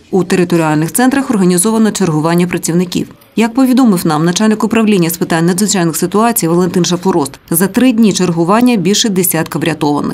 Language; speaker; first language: Ukrainian; native; Ukrainian